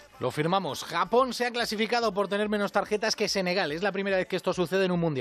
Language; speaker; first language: Spanish; native; Spanish